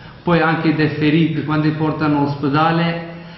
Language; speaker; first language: Italian; non-native, learner; Kurdish